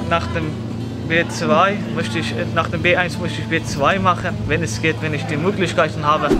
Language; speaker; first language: German; non-native, learner; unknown